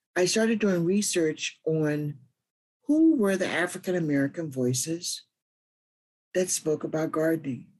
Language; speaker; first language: English; native; English